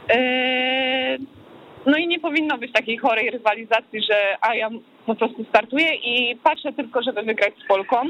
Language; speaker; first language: Polish; native; Polish